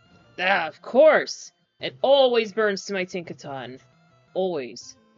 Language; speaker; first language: English; native; English